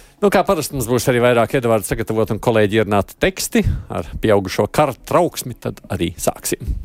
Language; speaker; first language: Latvian; native; Latvian